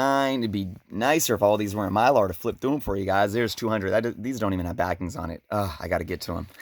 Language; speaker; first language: English; native; English